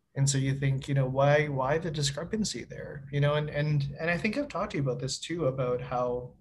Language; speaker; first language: English; native; English